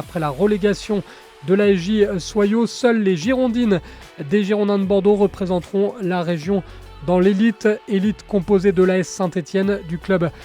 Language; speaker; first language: French; native; French